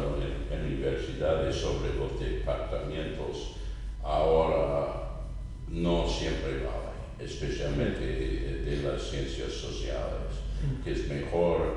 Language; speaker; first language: Spanish; non-native, fluent; English